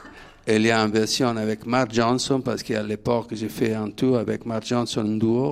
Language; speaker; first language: French; non-native, learner; Italian